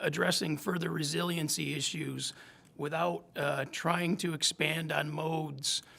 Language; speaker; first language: English; native; English